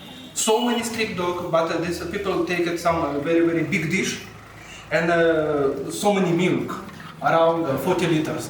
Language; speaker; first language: English; non-native, learner; Russian